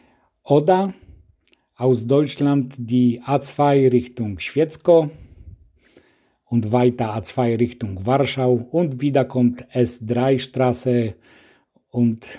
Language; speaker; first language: German; non-native, learner; Polish